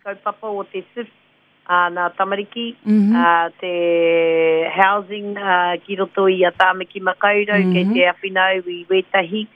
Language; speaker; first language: Māori; non-native, local second language; English